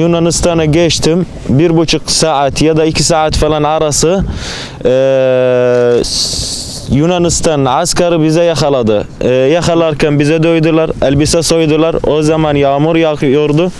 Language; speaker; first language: Turkish; non-native, learner; Arabic